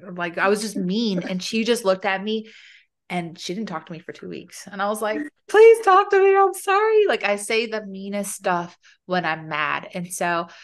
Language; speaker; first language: English; native; English